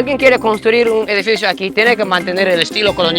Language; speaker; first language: Spanish; non-native, fluent; English